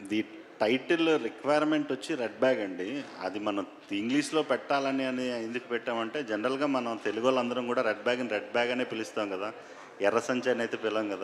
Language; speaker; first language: Telugu; native; Telugu